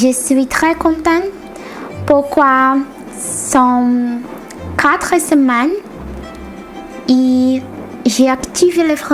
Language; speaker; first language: French; non-native, learner; Spanish